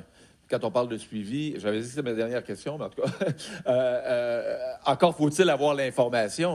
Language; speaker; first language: French; native; French